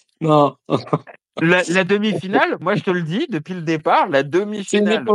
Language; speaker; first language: French; native; French